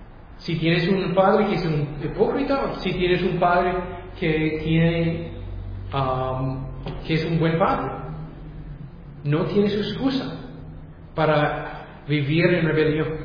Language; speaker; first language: Spanish; non-native, fluent; English